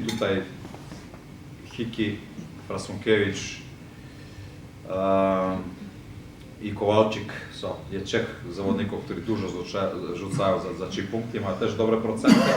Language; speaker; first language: Polish; non-native, fluent; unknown